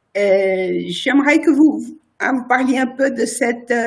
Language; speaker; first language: French; non-native, fluent; Portuguese